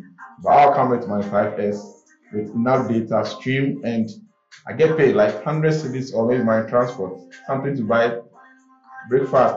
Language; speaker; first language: English; non-native, local second language; Akan